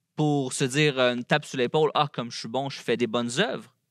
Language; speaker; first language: French; native; French